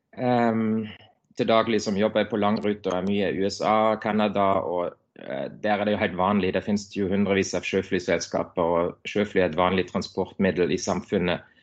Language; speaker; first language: Norwegian; non-native, fluent; German